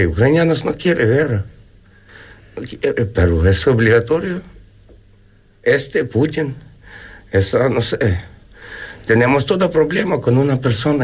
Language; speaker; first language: Spanish; non-native, learner; Ukrainian